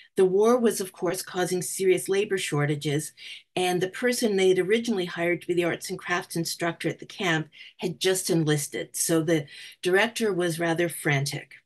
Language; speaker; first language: English; native; English